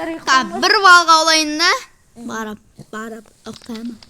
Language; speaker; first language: Kazakh; native; Kazakh